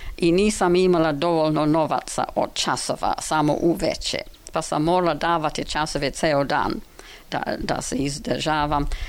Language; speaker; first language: Serbian; non-native, fluent; English